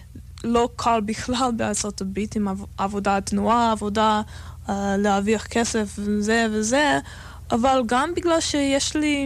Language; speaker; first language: Hebrew; non-native, fluent; English